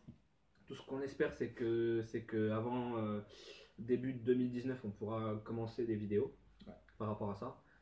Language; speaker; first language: French; native; French